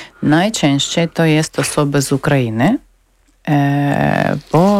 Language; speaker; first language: Polish; non-native, fluent; Ukrainian